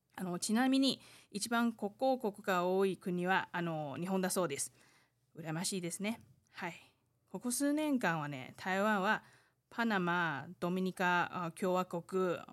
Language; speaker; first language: Japanese; non-native, fluent; Chinese